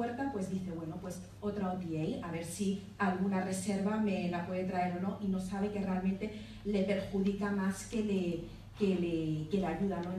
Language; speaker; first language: Spanish; native; Spanish